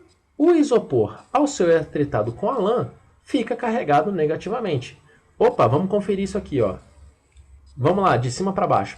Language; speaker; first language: Portuguese; native; Portuguese